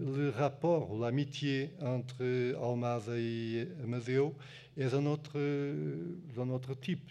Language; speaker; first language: French; non-native, fluent; Portuguese